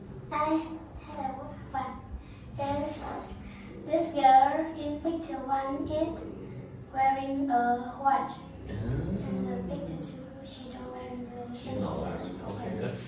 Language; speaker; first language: English; non-native, learner; Vietnamese